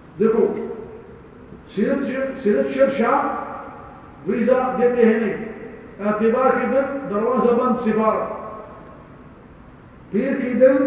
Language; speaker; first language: Urdu; non-native, learner; Arabic